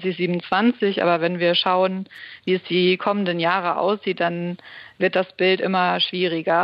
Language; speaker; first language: German; native; German